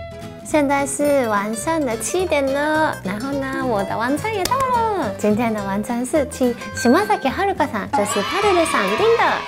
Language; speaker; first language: Chinese; non-native, fluent; Japanese